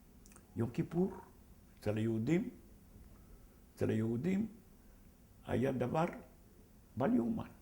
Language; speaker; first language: Hebrew; non-native, fluent; Ladino